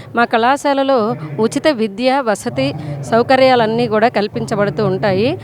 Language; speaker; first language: Telugu; native; Telugu